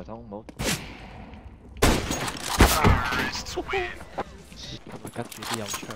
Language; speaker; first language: Cantonese; native; Cantonese